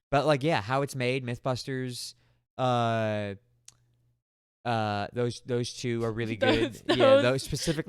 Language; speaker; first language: English; native; English